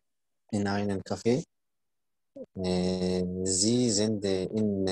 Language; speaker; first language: German; non-native, learner; Arabic